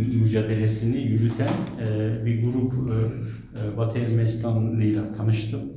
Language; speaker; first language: Turkish; native; Turkish